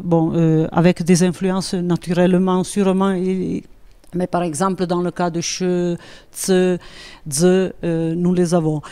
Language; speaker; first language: French; non-native, local second language; Italian